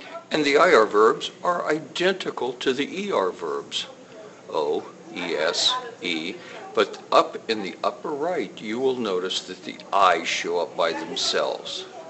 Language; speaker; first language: English; native; English